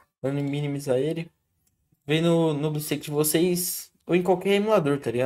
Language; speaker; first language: Portuguese; native; Portuguese